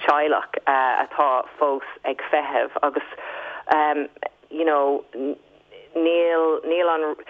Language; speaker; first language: Irish; non-native, local second language; English